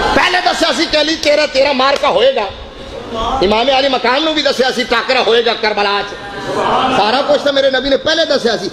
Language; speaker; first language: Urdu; non-native, local second language; Punjabi